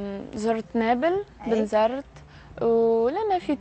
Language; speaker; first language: Arabic; early bilingual, heritage; English